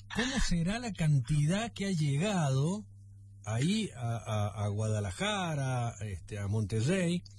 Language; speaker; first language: Spanish; native; Spanish